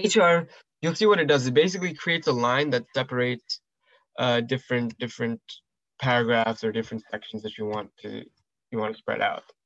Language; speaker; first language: English; early bilingual, other home language; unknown